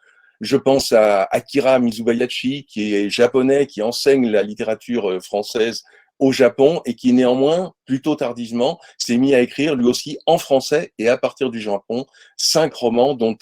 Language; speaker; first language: French; native; French